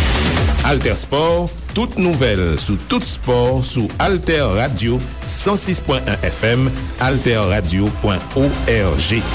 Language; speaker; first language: French; non-native, local second language; Haitian Creole